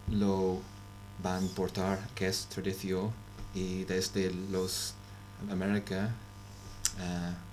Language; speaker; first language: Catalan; non-native, learner; English